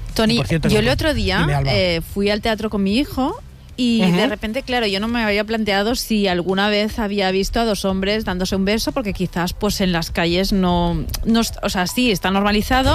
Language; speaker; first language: Spanish; native; Spanish